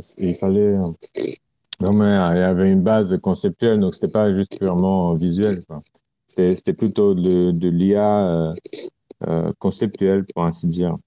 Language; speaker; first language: French; non-native, fluent; Romanian